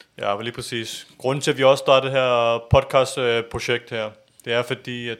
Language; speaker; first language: Danish; early bilingual, other home language; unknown